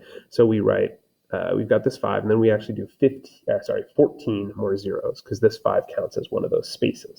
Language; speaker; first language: English; native; English